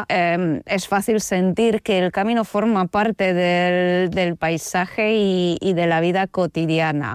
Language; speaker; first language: Spanish; non-native, fluent; Polish